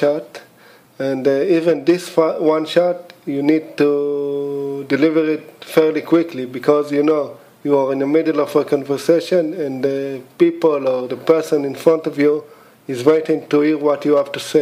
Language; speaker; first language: English; non-native, fluent; Hebrew